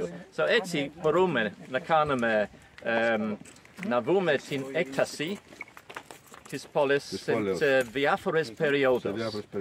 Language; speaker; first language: Greek; non-native, learner; English